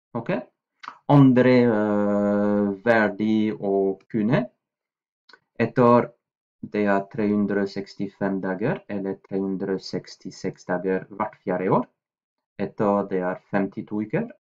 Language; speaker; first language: Norwegian; non-native, fluent; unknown